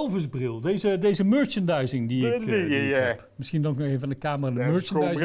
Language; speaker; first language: Dutch; native; Dutch